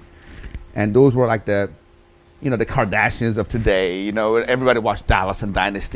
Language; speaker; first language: English; early bilingual, other home language; Persian